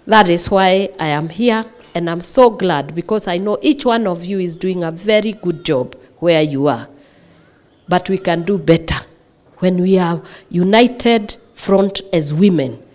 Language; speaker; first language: English; non-native, local second language; Swahili